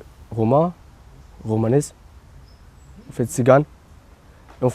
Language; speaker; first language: French; non-native, learner; Romany